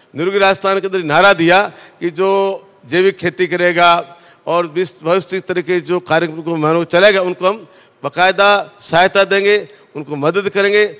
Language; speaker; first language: Hindi; native; Hindi